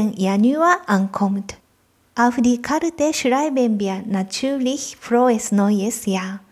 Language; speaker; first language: German; non-native, fluent; Japanese